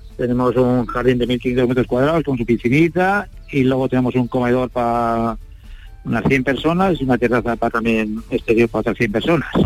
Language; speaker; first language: Spanish; native; Spanish